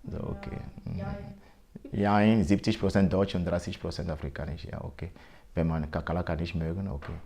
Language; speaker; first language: German; non-native, fluent; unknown